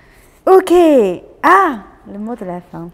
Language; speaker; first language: French; non-native, fluent; Chinese